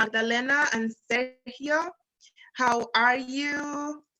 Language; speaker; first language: English; non-native, fluent; Romanian